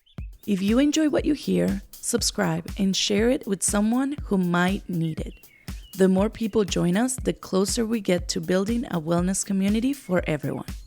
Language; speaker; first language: English; non-native, fluent; Spanish